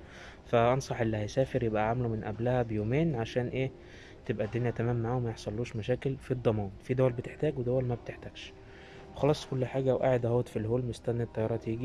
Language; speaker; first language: Arabic; native; Arabic